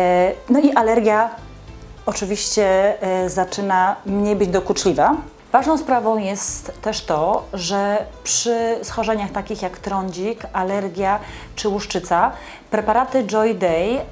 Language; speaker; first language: Polish; native; Polish